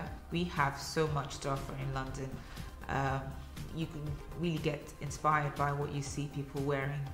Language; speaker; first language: English; early bilingual, other home language; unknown